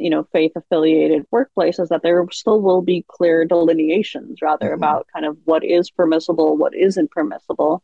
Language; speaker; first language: English; native; English